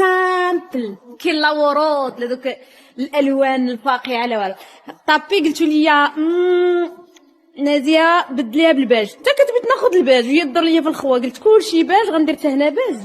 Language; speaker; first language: Arabic; native; Arabic